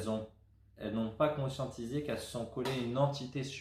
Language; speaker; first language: French; native; French